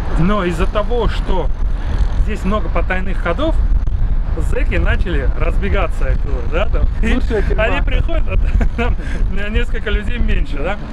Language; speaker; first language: Russian; non-native, fluent; Georgian